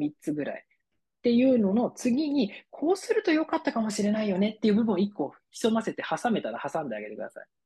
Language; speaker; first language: Japanese; native; Japanese